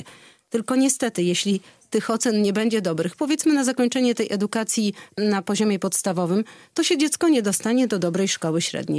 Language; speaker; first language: Polish; native; Polish